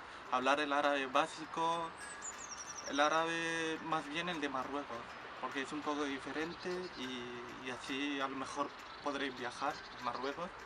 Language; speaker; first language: Spanish; non-native, local second language; Arabic